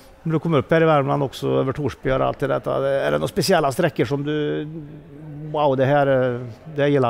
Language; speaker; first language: Swedish; native; Swedish